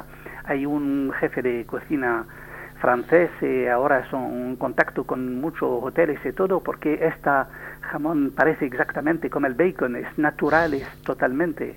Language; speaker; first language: Spanish; non-native, learner; French